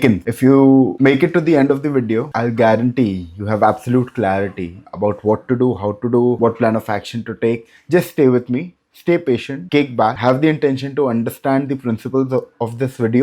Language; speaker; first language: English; non-native, local second language; Hindi